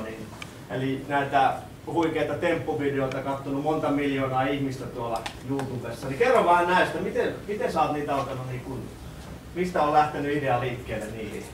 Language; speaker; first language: Finnish; native; Finnish